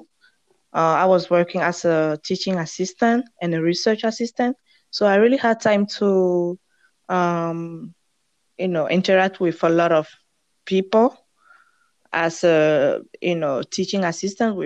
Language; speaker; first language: English; non-native, fluent; French